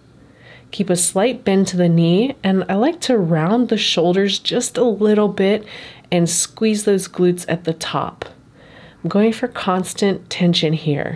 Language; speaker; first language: English; native; English